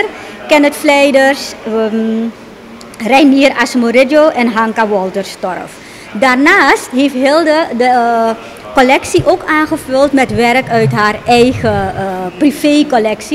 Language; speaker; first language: Dutch; native; Dutch